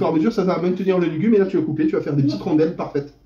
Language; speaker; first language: French; native; French